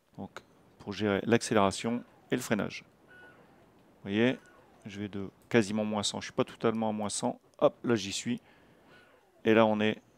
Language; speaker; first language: French; native; French